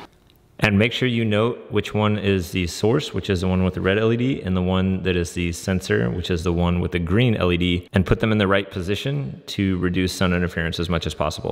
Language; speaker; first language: English; native; English